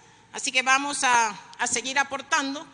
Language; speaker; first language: Spanish; native; Spanish